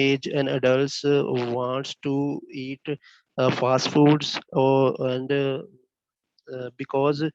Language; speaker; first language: English; non-native, learner; Bangla